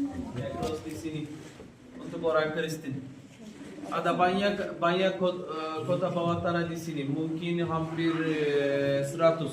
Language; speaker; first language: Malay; non-native, learner; Turkish